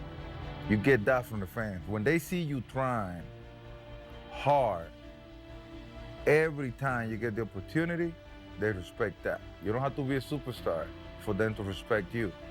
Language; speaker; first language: English; non-native, fluent; Spanish